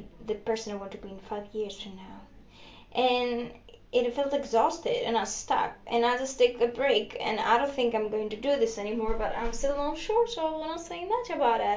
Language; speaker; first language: English; non-native, fluent; Greek